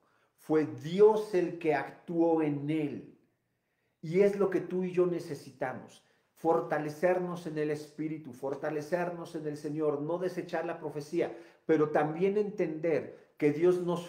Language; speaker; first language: Spanish; native; Spanish